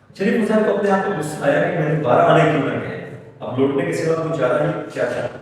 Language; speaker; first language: Urdu; non-native, local second language; Punjabi